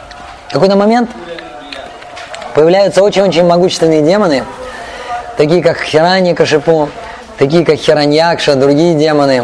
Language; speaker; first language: Russian; native; Russian